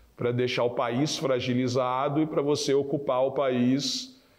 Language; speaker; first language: Portuguese; native; Portuguese